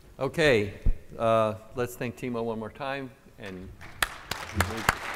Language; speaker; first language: English; non-native, fluent; Finnish